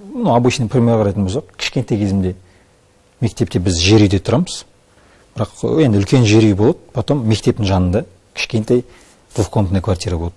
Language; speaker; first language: Kazakh; non-native, local second language; Russian